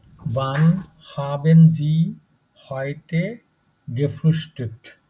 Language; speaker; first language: German; non-native, fluent; Bangla